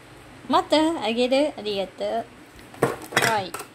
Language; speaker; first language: Japanese; non-native, learner; Vietnamese